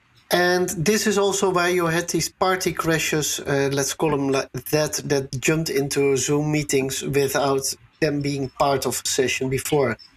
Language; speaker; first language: English; non-native, fluent; Dutch